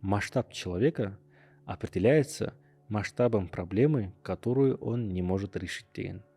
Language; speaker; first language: Russian; non-native, local second language; Kazakh